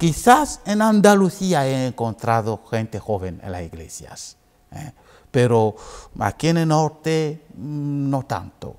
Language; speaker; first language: Spanish; non-native, fluent; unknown